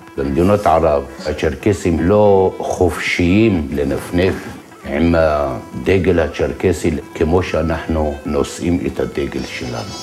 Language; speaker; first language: Hebrew; non-native, local second language; Adyghe